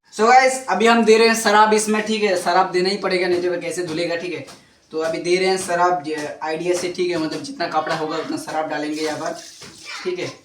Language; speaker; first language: Hindi; non-native, local second language; Bangla